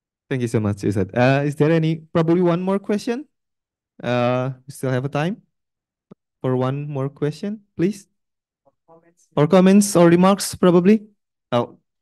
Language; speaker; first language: English; non-native, fluent; Indonesian